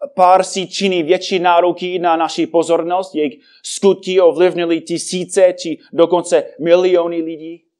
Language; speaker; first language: Czech; non-native, fluent; English